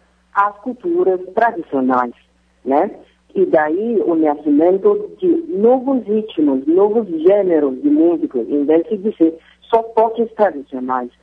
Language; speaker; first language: Portuguese; non-native, fluent; Yoruba